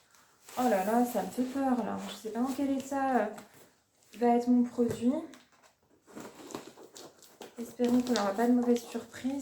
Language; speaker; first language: French; native; French